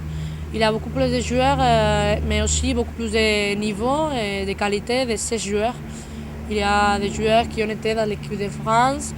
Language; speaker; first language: French; non-native, fluent; Spanish